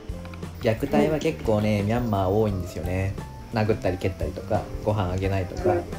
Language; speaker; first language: Japanese; native; Japanese